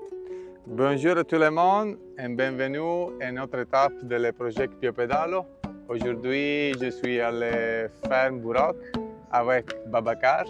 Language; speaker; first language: French; non-native, fluent; Italian